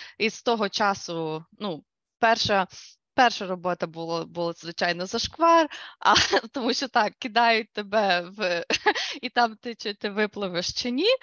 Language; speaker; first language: Ukrainian; native; Ukrainian